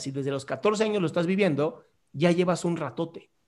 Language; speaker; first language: Spanish; native; Spanish